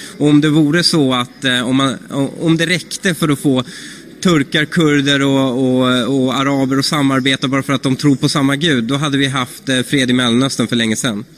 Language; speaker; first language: Swedish; early bilingual, other home language; Persian